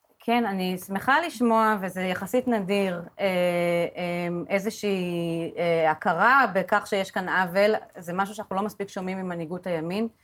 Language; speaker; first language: Hebrew; native; Hebrew